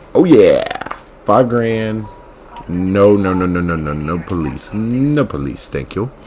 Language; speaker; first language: English; native; English